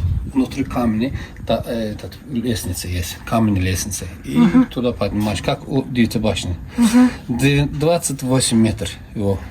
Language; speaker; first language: Russian; non-native, local second language; Azerbaijani